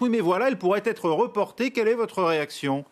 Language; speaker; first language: French; native; French